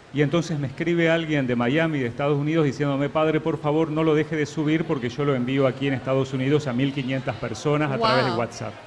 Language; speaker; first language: Spanish; native; Spanish